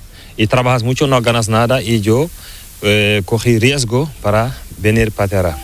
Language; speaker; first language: Spanish; non-native, learner; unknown